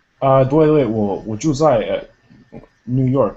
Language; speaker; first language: Chinese; non-native, learner; English